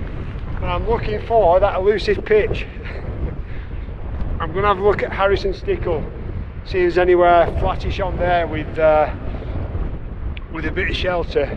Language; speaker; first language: English; native; English